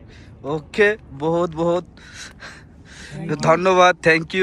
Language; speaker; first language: Hindi; non-native, learner; Bangla